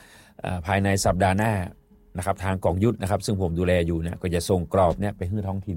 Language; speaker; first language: Thai; non-native, local second language; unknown